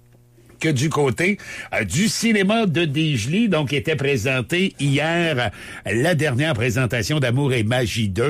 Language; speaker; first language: French; native; French